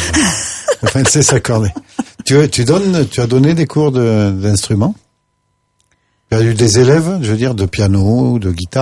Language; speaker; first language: French; native; French